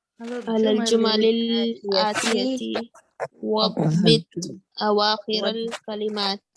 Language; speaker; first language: Arabic; non-native, learner; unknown